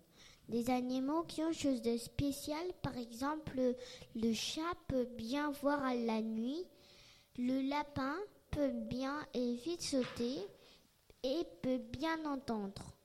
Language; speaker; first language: French; non-native, learner; Korean